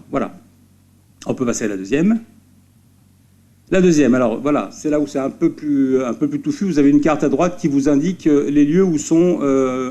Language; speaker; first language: French; native; French